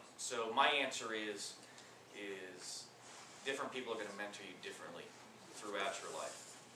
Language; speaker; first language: English; native; English